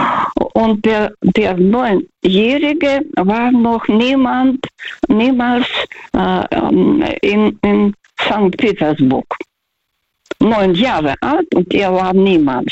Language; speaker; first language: German; non-native, fluent; Russian